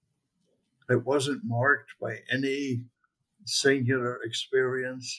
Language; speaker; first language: English; native; English